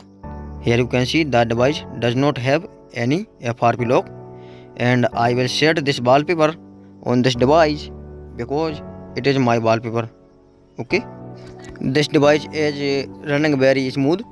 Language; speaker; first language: English; non-native, local second language; Hindi